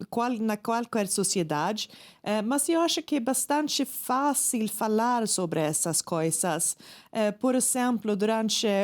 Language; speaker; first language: Portuguese; non-native, fluent; Swedish